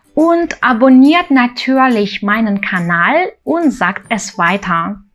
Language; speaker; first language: German; non-native, fluent; Russian